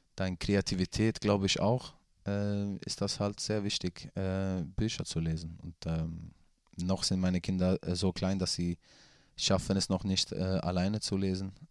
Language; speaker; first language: German; non-native, fluent; Swedish